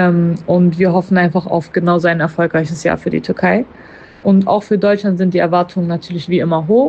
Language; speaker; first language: German; early bilingual, other home language; Turkish